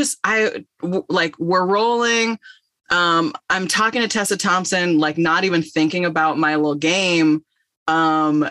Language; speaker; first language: English; native; English